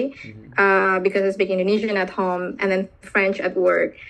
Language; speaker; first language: English; non-native, fluent; Indonesian